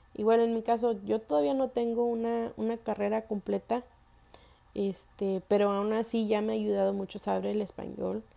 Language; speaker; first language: Spanish; early bilingual, heritage; Spanish